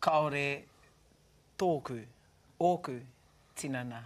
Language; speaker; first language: Māori; non-native, learner; English